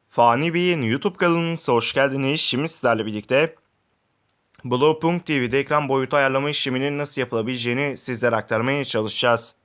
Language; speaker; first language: Turkish; native; Turkish